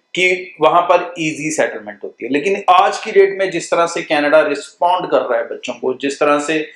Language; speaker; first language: Hindi; non-native, local second language; Punjabi